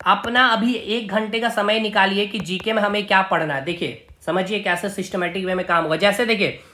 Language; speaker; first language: Hindi; native; Hindi